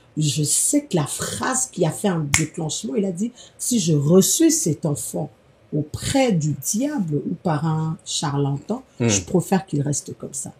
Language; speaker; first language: French; non-native, local second language; Lingala